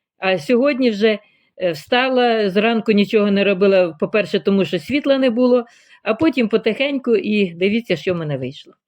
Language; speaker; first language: Ukrainian; native; Ukrainian